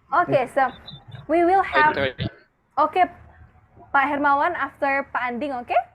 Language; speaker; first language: English; non-native, fluent; Indonesian